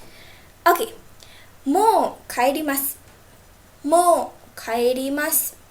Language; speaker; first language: Japanese; non-native, fluent; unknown